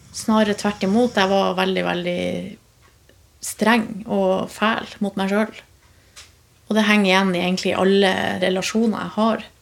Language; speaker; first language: Norwegian; native; Norwegian